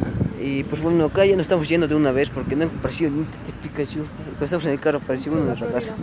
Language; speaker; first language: Spanish; native; Spanish